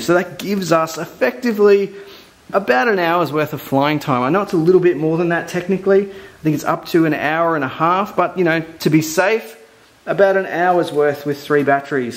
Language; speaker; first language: English; native; English